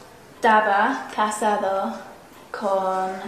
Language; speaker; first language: Spanish; non-native, learner; English